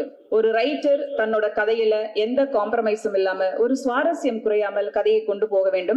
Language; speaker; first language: Tamil; native; Tamil